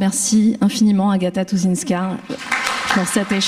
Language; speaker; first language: French; native; French